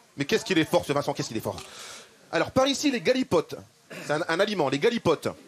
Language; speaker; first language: French; native; French